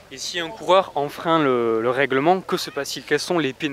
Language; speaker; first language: French; native; French